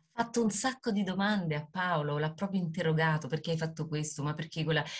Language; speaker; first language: Italian; native; Italian